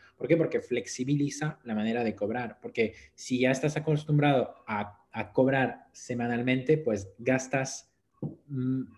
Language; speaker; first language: Spanish; non-native, fluent; French